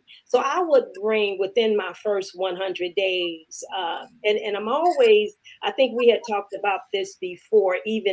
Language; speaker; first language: English; native; English